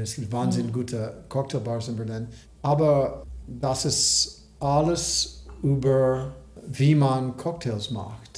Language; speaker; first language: German; non-native, learner; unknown